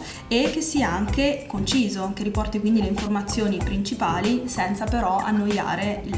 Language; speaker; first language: Italian; native; Italian